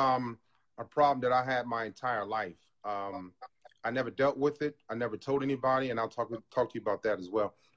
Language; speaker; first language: English; native; English